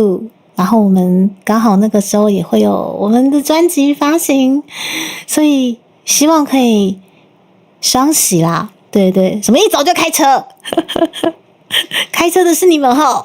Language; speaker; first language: Chinese; native; Chinese